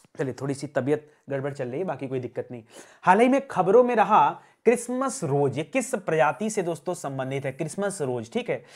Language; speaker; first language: Hindi; native; Hindi